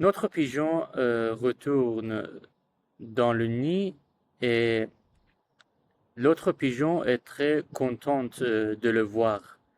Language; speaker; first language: French; non-native, learner; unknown